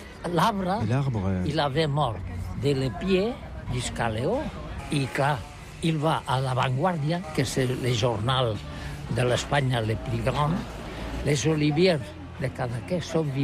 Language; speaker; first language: French; non-native, learner; Catalan